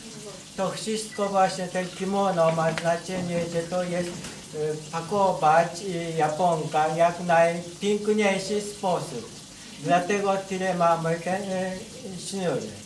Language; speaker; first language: Polish; non-native, learner; Japanese